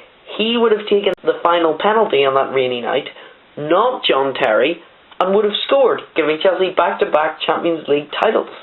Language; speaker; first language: English; native; English